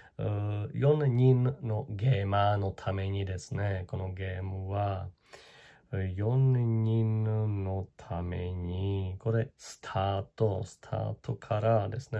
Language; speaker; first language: Japanese; non-native, learner; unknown